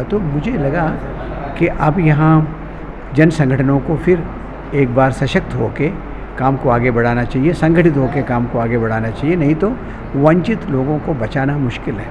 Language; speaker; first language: Hindi; native; Hindi